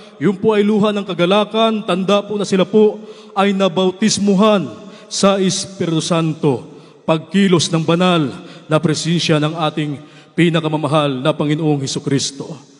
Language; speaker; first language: Filipino; native; Filipino